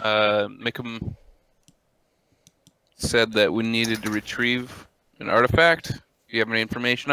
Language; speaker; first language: English; native; English